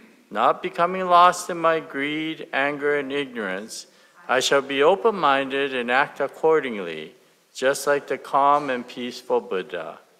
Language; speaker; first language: English; early bilingual, other home language; Japanese